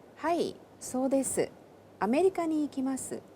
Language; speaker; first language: Japanese; non-native, fluent; Hindi